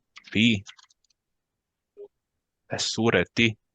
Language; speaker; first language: Arabic; non-native, fluent; Bosnian